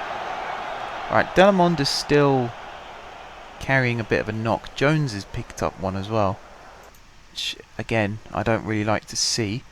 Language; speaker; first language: English; native; English